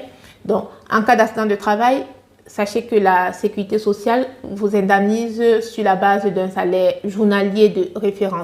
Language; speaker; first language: French; native; French